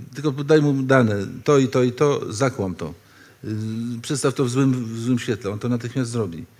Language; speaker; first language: Polish; native; Polish